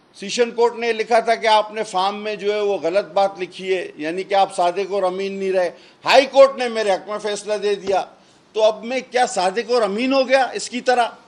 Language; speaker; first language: Urdu; non-native, local second language; Sindhi